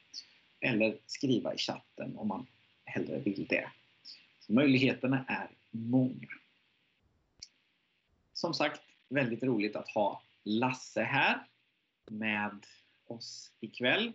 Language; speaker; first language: Swedish; native; Swedish